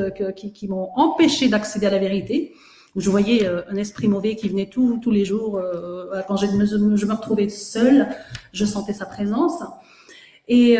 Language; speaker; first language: French; native; French